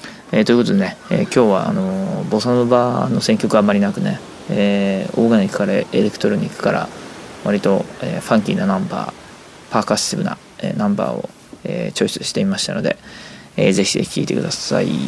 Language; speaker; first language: Japanese; native; Japanese